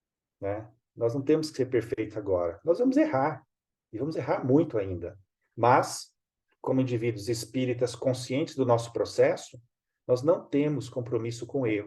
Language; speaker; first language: Portuguese; native; Portuguese